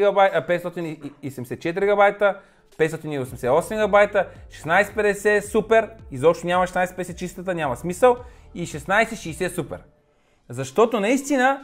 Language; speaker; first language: Bulgarian; native; Bulgarian